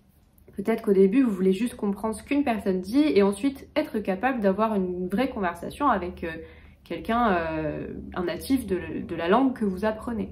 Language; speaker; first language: French; native; French